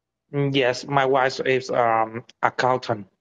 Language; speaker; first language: English; non-native, learner; Vietnamese